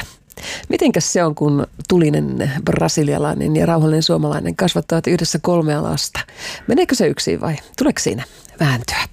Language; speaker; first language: Finnish; native; Finnish